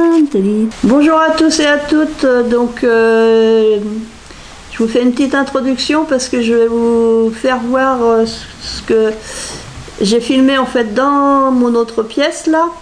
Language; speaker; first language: French; native; French